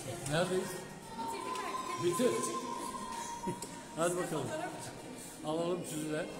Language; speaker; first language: Turkish; native; Turkish